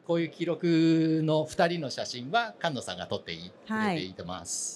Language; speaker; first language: Japanese; native; Japanese